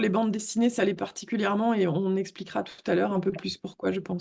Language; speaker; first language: French; native; French